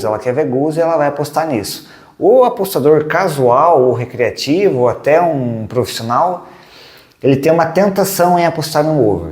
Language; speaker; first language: Portuguese; native; Portuguese